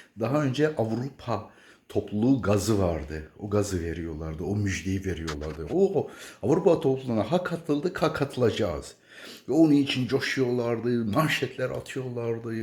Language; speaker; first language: Turkish; native; Turkish